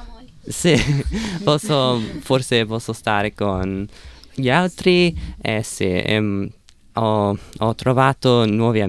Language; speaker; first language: Italian; non-native, learner; English